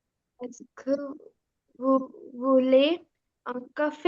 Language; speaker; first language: French; non-native, learner; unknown